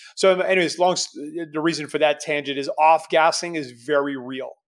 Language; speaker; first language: English; native; English